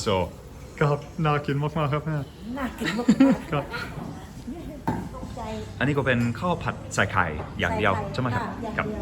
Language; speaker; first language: Thai; non-native, learner; English